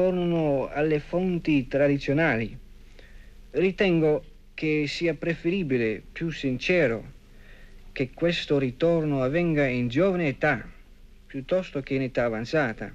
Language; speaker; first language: Italian; non-native, fluent; English